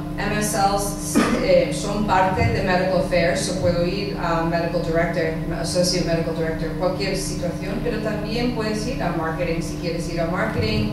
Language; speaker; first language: Spanish; early bilingual, heritage; English